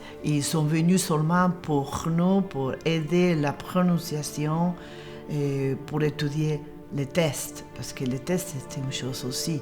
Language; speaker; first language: French; non-native, learner; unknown